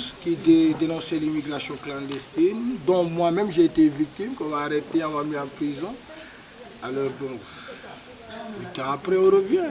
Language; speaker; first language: French; non-native, local second language; Wolof